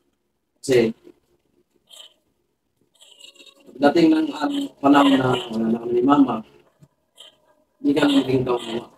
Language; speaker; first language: Filipino; non-native, local second language; Hiligaynon